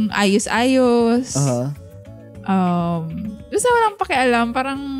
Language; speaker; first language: Filipino; non-native, local second language; Bikol